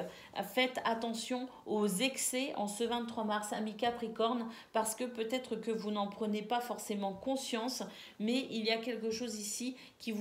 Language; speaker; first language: French; native; French